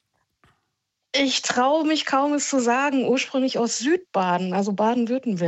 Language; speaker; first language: German; native; German